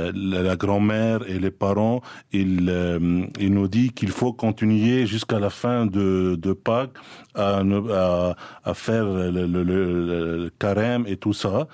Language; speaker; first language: French; non-native, local second language; Arabic